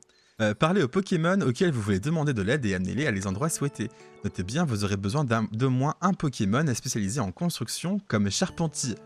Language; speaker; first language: French; native; French